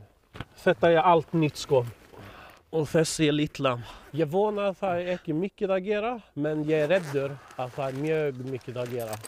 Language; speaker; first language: Icelandic; non-native, learner; Swedish